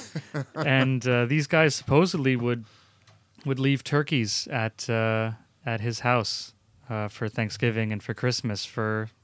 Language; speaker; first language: English; early bilingual, other home language; Italian